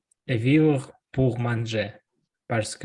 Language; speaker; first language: French; non-native, learner; Russian